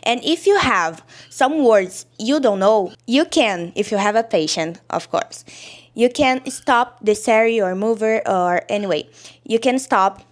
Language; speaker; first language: English; non-native, learner; Portuguese